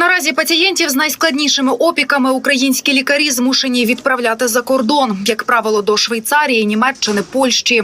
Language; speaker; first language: Ukrainian; native; Ukrainian